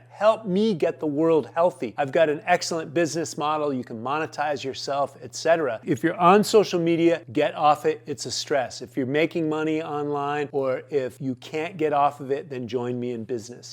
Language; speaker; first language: English; native; English